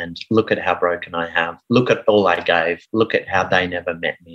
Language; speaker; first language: English; native; English